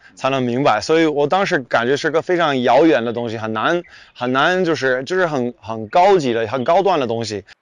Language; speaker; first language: Chinese; non-native, fluent; English